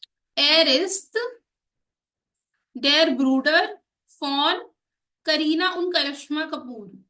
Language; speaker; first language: German; non-native, fluent; Hindi